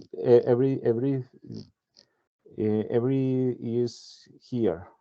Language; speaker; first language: English; non-native, learner; Spanish